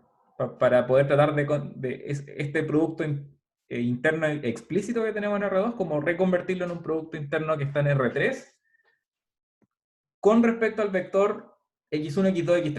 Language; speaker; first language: Spanish; native; Spanish